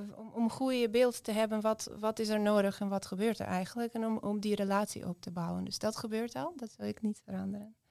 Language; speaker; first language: Dutch; non-native, fluent; Ukrainian